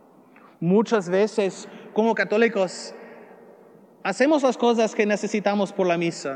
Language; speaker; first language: Spanish; non-native, learner; English